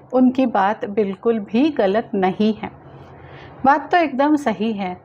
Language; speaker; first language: Hindi; non-native, local second language; Marathi